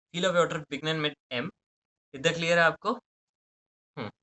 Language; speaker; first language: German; non-native, fluent; Hindi